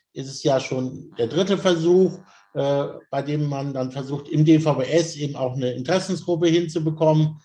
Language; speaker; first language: German; native; German